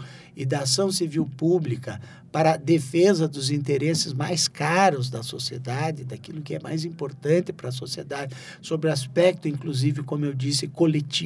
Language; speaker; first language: Portuguese; native; Portuguese